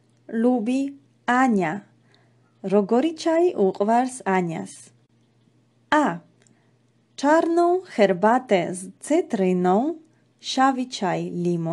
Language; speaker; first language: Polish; non-native, fluent; Georgian